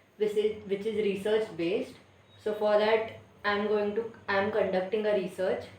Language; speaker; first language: English; non-native, local second language; Marathi